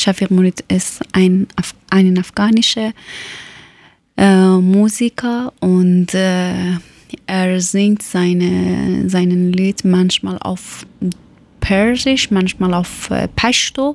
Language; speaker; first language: German; non-native, local second language; Persian